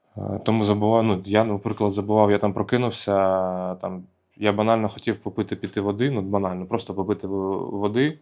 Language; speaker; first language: Ukrainian; native; Ukrainian